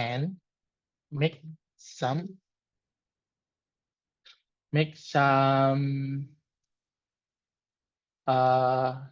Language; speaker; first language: English; non-native, learner; Indonesian